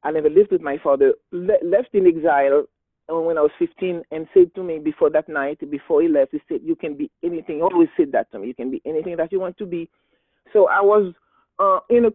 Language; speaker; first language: English; non-native, fluent; Haitian Creole